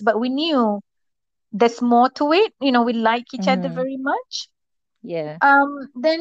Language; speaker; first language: English; non-native, local second language; Malay